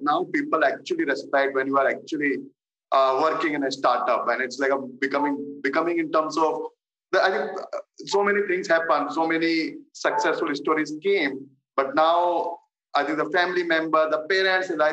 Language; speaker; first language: English; non-native, local second language; Hindi